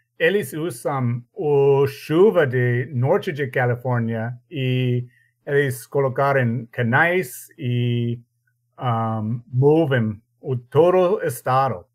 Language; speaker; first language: Portuguese; non-native, learner; English